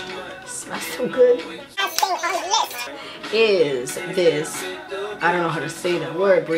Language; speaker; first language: English; native; English